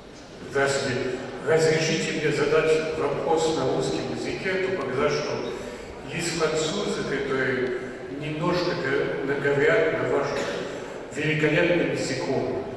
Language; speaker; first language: Russian; non-native, learner; French